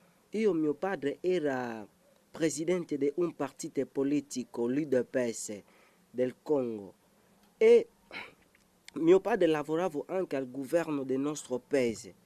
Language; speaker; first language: Italian; non-native, learner; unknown